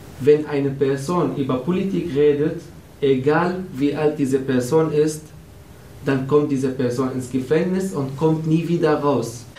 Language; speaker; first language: German; non-native, fluent; Arabic